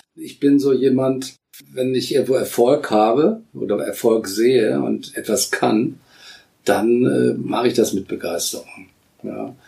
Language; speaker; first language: German; native; German